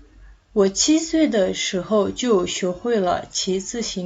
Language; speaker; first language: Chinese; non-native, fluent; Kazakh